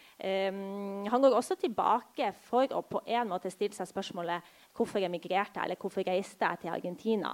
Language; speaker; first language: Norwegian; early bilingual, other home language; Polish